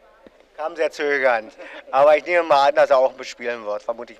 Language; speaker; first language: German; native; German